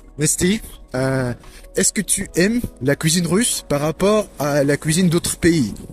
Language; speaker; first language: French; non-native, fluent; Russian